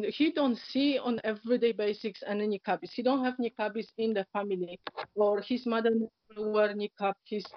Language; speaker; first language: English; non-native, learner; Polish